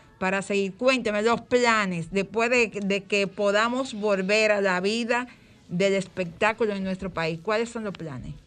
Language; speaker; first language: Spanish; native; Spanish